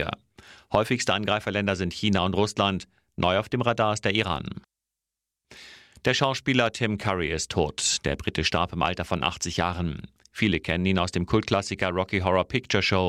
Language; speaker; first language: German; native; German